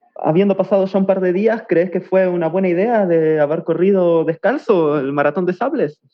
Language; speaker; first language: Spanish; native; Spanish